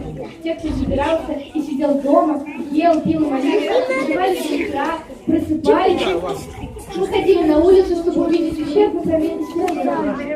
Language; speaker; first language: Russian; native; Russian